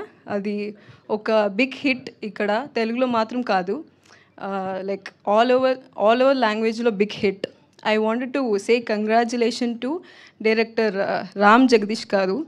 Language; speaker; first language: Telugu; non-native, learner; Tamil